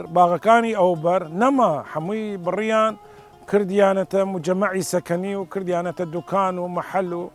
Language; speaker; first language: Central Kurdish; native; Central Kurdish